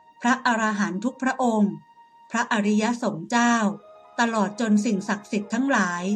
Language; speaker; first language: Thai; native; Thai